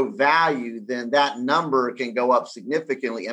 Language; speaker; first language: English; native; English